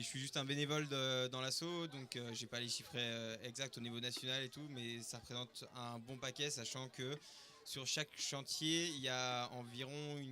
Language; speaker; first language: French; native; French